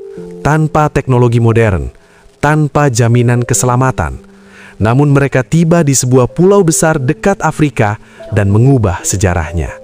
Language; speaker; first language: Indonesian; native; Indonesian